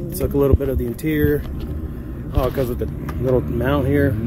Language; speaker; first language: English; early bilingual, other home language; Spanish